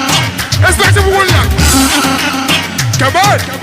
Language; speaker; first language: Arabic; native; Arabic